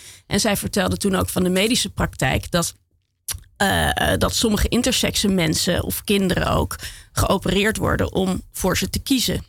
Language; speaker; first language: Dutch; native; Dutch